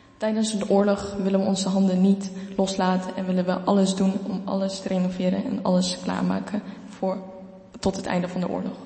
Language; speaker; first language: Dutch; non-native, fluent; Ukrainian